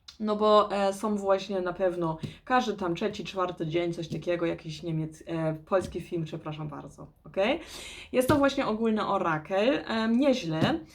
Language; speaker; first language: Polish; early bilingual, heritage; Polish